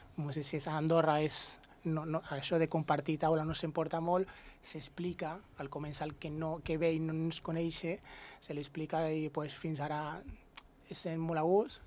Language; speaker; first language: Catalan; non-native, local second language; Spanish